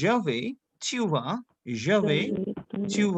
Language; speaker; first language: French; non-native, fluent; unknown